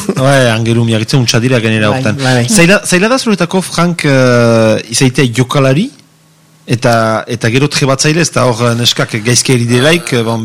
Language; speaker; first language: Basque; native; Basque